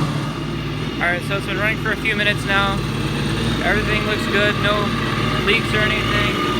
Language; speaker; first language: English; native; English